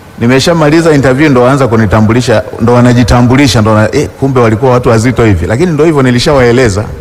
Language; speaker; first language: Swahili; non-native, local second language; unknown